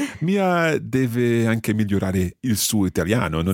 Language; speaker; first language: Italian; non-native, fluent; English